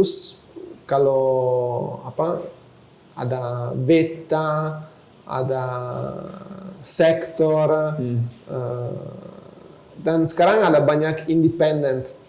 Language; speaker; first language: Indonesian; non-native, fluent; Italian